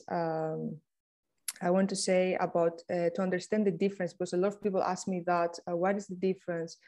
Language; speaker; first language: English; non-native, fluent; Greek